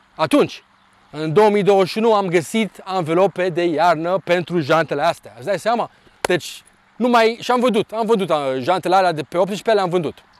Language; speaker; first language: Romanian; early bilingual, heritage; Romanian